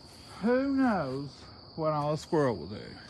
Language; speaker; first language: English; native; English